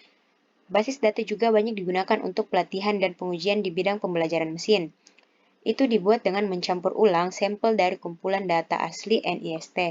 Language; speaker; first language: Indonesian; native; Indonesian